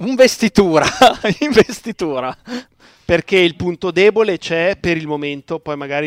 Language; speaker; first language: Italian; native; Italian